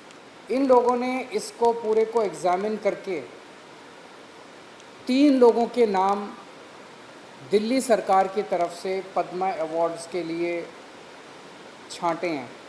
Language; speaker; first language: Hindi; native; Hindi